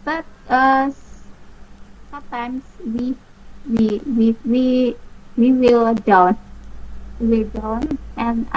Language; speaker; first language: English; non-native, learner; Indonesian